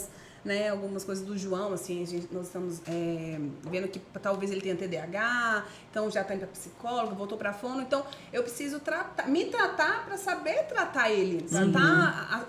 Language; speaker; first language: Portuguese; native; Portuguese